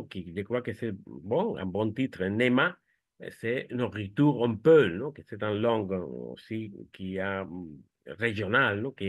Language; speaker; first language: French; non-native, fluent; Spanish